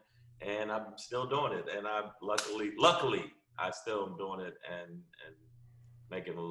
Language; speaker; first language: English; native; English